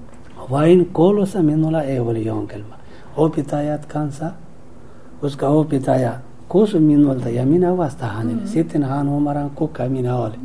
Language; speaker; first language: Finnish; non-native, learner; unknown